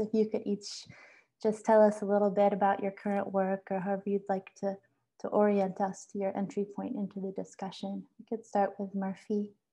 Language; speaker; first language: English; native; English